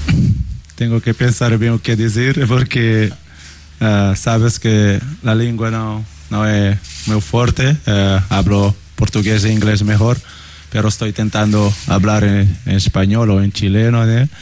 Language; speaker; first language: Spanish; non-native, learner; Portuguese